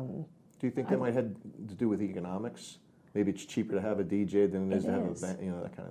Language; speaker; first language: English; native; English